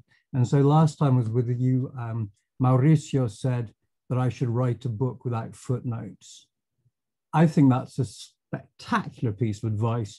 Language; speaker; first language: English; native; English